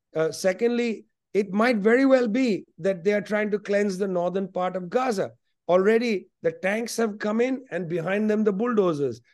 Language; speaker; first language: English; non-native, local second language; Punjabi